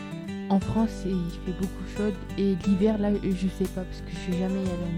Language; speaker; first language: French; early bilingual, other home language; Turkish